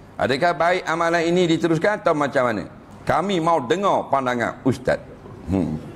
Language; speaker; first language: Malay; native; Malay